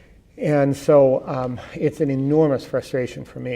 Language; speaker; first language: English; native; English